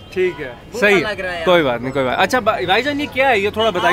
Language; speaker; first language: Hindi; native; Hindi